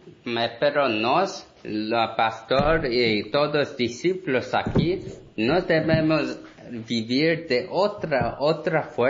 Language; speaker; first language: Spanish; non-native, learner; Korean